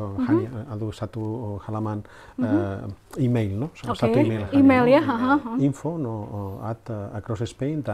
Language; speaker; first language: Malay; non-native, learner; Spanish